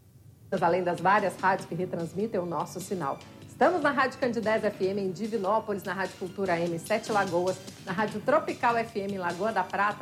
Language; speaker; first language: Portuguese; native; Portuguese